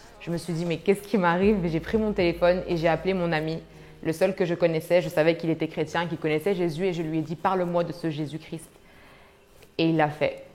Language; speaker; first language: French; early bilingual, other home language; Arabic